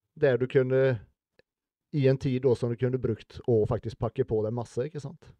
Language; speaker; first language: Norwegian; native; Norwegian